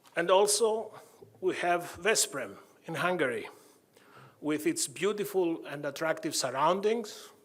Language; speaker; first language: English; non-native, fluent; Greek